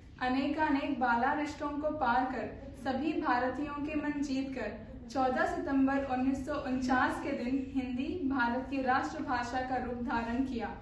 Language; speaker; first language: Hindi; native; Hindi